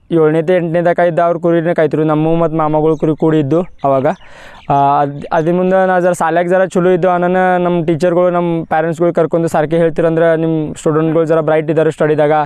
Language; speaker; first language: Kannada; non-native, local second language; Marathi